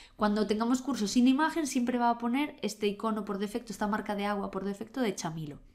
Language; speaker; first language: Spanish; native; Spanish